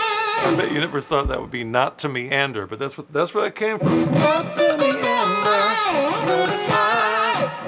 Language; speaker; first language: English; native; English